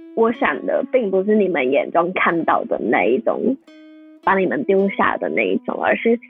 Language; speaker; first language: Chinese; non-native, fluent; Cantonese